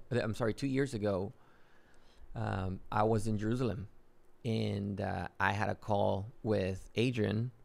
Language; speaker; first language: English; non-native, fluent; Spanish